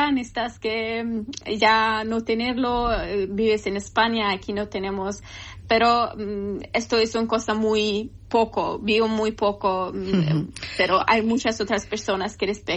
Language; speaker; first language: Spanish; non-native, learner; Persian